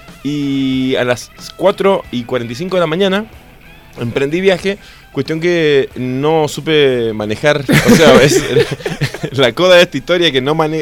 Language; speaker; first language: Spanish; native; Spanish